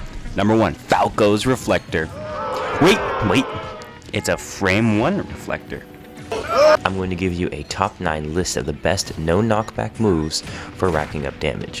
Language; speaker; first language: English; native; English